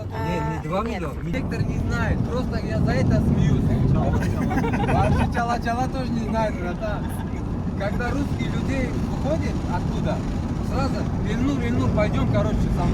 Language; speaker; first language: Russian; non-native, local second language; Uzbek